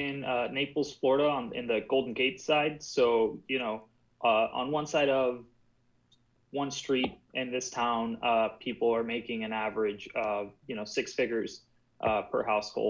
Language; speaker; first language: English; native; English